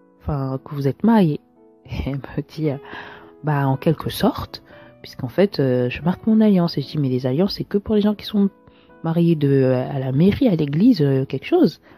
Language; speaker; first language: French; early bilingual, other home language; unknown